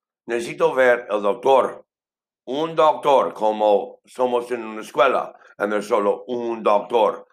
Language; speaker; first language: Spanish; non-native, learner; English